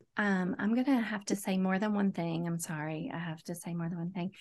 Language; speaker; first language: English; native; English